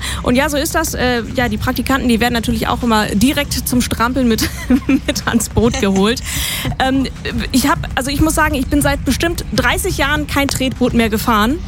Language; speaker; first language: German; native; German